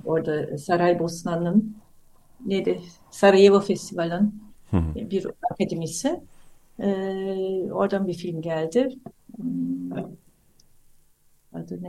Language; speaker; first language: Turkish; non-native, fluent; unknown